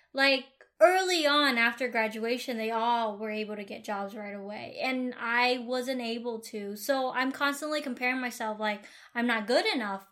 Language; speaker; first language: English; early bilingual, other home language; Vietnamese